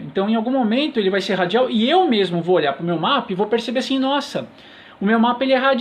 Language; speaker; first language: Portuguese; native; Portuguese